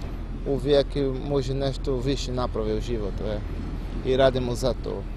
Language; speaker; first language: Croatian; non-native, learner; Portuguese